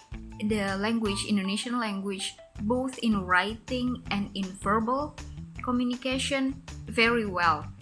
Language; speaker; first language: English; non-native, fluent; Indonesian